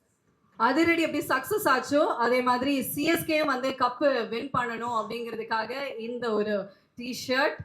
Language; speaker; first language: Tamil; native; Tamil